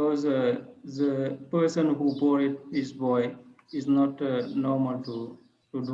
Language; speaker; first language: English; non-native, learner; French